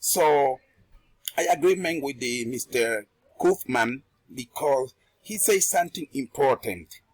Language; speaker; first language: English; non-native, learner; Spanish